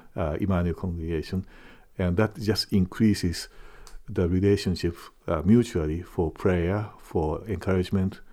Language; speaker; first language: English; non-native, fluent; Japanese